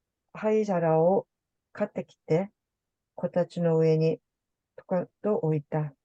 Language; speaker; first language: Japanese; non-native, learner; Korean